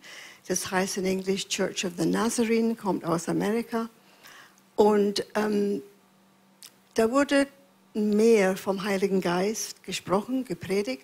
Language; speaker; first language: German; non-native, fluent; English